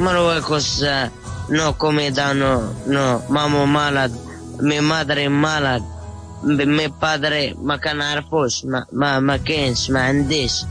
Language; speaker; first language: Spanish; non-native, learner; Arabic